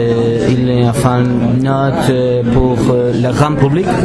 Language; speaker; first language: French; non-native, learner; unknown